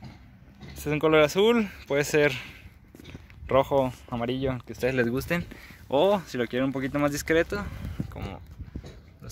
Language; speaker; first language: Spanish; native; Spanish